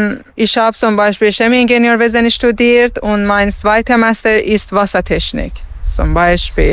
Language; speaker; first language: German; non-native, learner; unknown